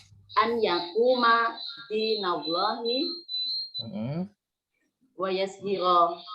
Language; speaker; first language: Arabic; non-native, learner; Indonesian